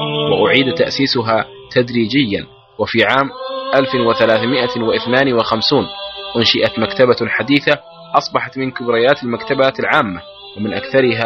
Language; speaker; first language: Arabic; native; Arabic